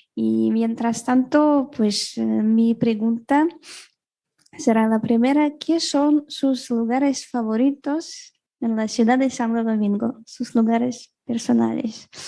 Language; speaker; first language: Spanish; non-native, fluent; Russian